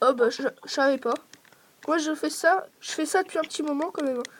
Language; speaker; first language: French; native; French